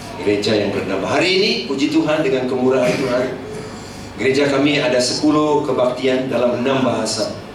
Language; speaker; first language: Malay; non-native, local second language; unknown